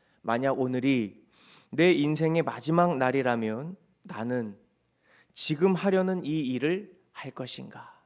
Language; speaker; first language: Korean; native; Korean